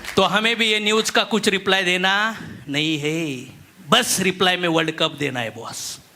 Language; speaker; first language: Hindi; non-native, local second language; Marathi